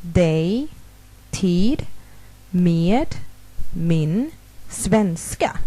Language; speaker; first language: Swedish; non-native, fluent; Thai